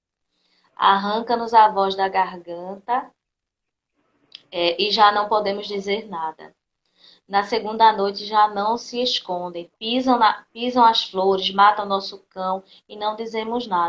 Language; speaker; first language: Portuguese; native; Portuguese